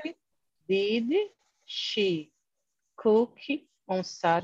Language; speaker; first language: English; non-native, learner; Portuguese